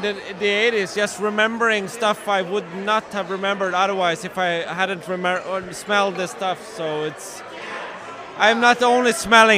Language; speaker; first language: English; non-native, fluent; Swedish